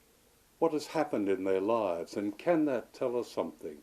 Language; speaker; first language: English; native; English